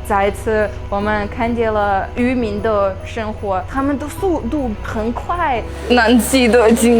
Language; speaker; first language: Chinese; non-native, fluent; Russian